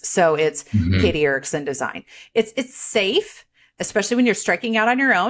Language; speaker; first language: English; native; English